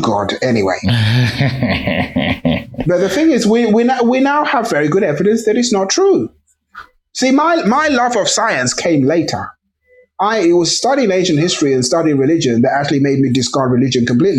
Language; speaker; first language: English; native; English